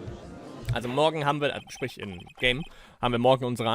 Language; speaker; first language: German; native; German